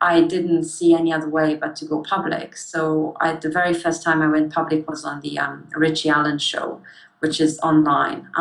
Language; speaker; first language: English; early bilingual, other home language; German